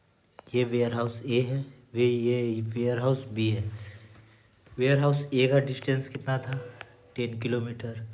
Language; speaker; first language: Hindi; native; Hindi